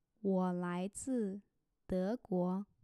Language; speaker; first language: Chinese; non-native, learner; German